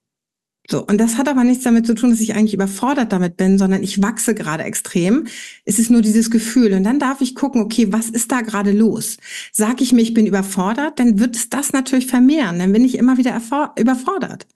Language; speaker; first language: German; native; German